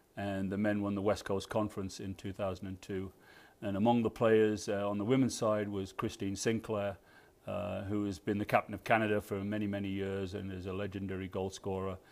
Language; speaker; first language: English; native; English